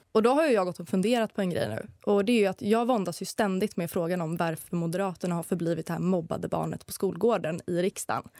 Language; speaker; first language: Swedish; native; Swedish